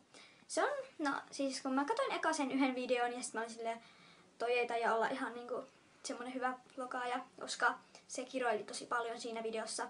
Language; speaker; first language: Finnish; native; Finnish